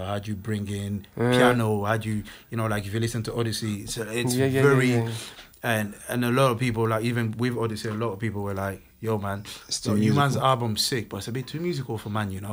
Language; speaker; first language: English; non-native, fluent; French